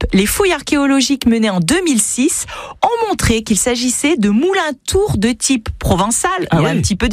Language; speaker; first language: French; native; French